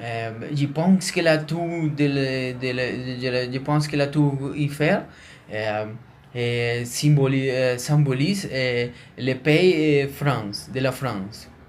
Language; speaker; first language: French; non-native, learner; Spanish